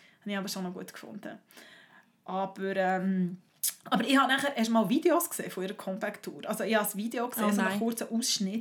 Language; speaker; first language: German; native; German